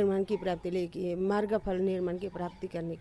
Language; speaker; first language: Hindi; non-native, learner; Nepali